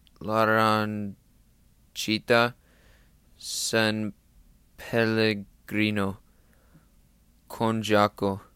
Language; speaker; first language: Italian; non-native, learner; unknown